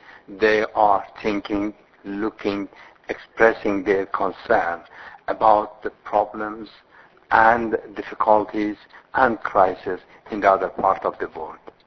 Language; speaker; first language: English; non-native, fluent; Persian